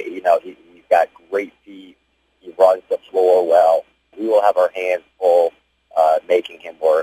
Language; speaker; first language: English; native; English